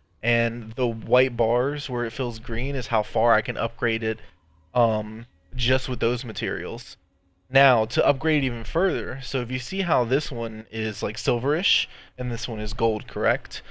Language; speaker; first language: English; native; English